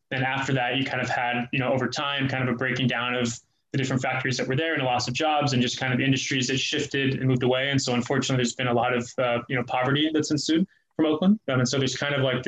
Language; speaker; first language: English; native; English